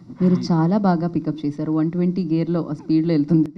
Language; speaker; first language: Telugu; native; Telugu